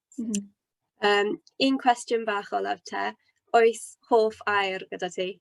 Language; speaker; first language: Welsh; non-native, local second language; English